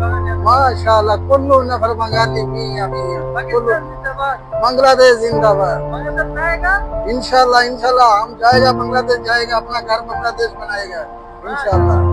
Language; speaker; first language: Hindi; non-native, learner; Bangla